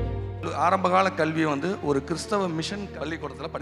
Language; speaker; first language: Tamil; native; Tamil